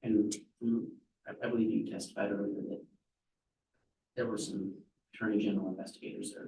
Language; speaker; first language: English; native; English